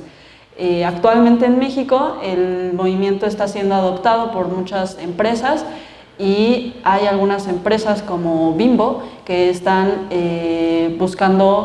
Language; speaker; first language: Spanish; native; Spanish